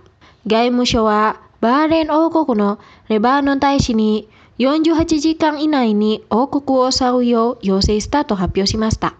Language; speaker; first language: Japanese; non-native, fluent; Indonesian